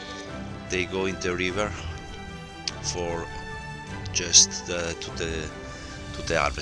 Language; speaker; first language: English; non-native, learner; Italian